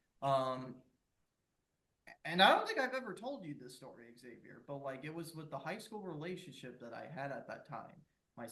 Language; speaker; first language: English; native; English